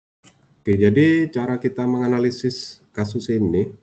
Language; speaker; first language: Indonesian; native; Indonesian